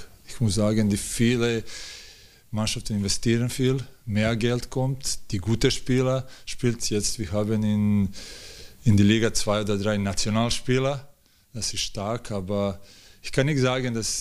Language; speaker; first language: German; non-native, learner; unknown